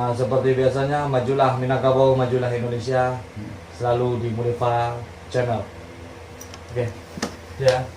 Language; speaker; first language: Indonesian; non-native, local second language; Minangkabau